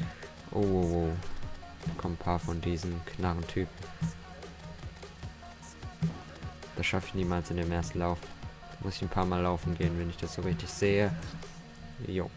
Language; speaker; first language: German; native; German